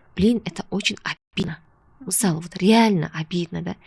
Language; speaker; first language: Russian; non-native, local second language; Kazakh